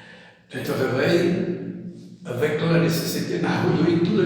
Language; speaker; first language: French; non-native, learner; Portuguese